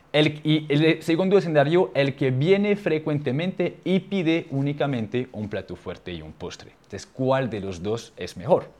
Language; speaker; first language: Spanish; non-native, fluent; French